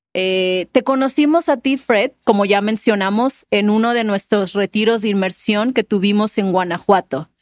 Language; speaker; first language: Spanish; native; Spanish